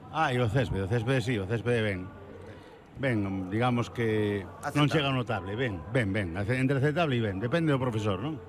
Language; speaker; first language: Galician; native; Galician